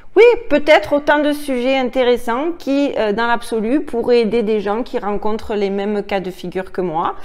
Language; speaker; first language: French; native; French